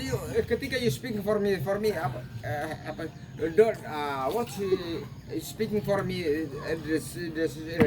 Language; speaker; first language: English; non-native, learner; Indonesian